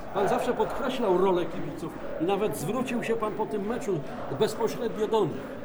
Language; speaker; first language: Polish; native; Polish